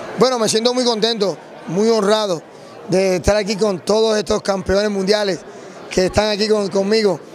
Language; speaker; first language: Spanish; native; Spanish